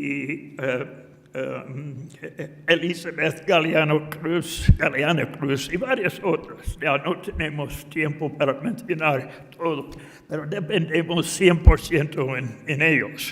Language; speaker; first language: Spanish; non-native, fluent; English